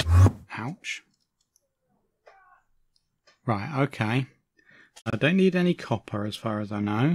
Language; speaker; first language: English; native; English